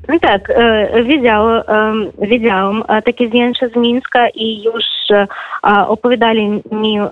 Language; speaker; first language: Polish; non-native, fluent; Belarusian